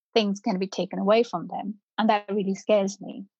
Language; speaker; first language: English; non-native, local second language; Punjabi